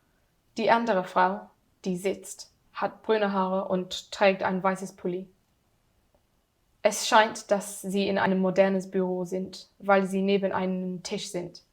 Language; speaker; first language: German; non-native, learner; English